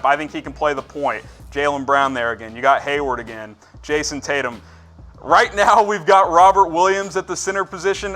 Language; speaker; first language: English; native; English